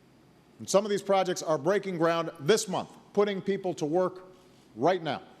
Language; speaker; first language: English; native; English